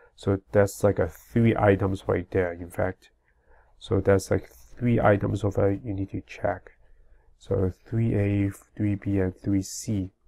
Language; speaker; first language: English; non-native, fluent; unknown